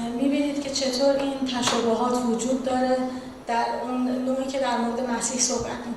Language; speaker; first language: Persian; native; Persian